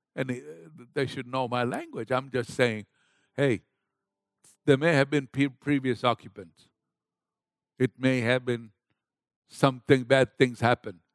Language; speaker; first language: English; non-native, local second language; Gujarati